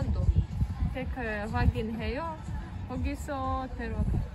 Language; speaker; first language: Korean; non-native, learner; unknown